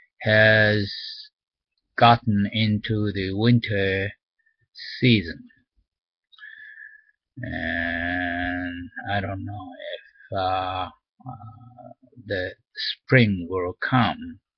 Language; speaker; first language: English; non-native, learner; Japanese